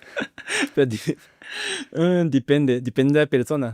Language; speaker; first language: Spanish; non-native, learner; Japanese